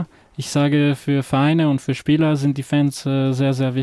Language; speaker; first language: German; non-native, fluent; Croatian